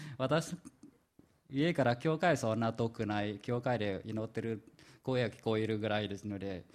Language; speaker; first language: Japanese; non-native, fluent; Vietnamese